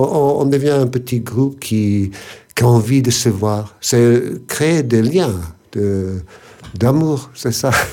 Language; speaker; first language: French; non-native, fluent; English